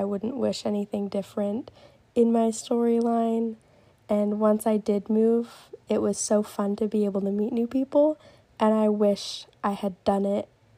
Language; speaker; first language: English; native; English